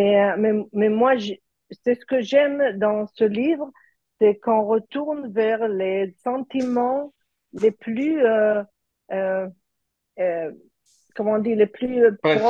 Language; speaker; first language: French; early bilingual, heritage; French